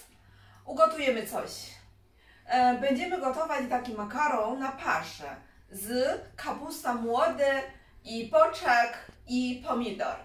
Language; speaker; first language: Polish; non-native, learner; Chinese